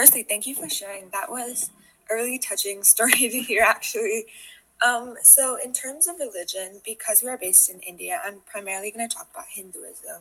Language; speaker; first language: English; non-native, local second language; Hindi